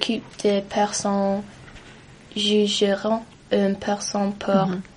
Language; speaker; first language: French; non-native, learner; English